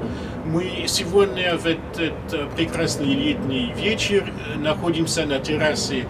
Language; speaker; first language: Russian; non-native, fluent; French